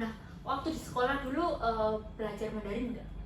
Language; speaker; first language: Indonesian; native; Indonesian